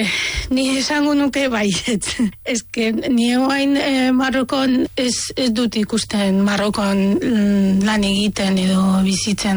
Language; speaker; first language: Basque; non-native, fluent; Arabic